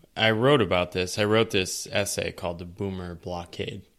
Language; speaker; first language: English; native; English